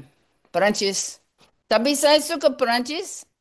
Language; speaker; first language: Indonesian; non-native, learner; English